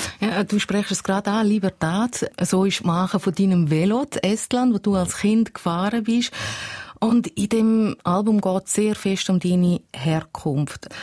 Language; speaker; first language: German; native; German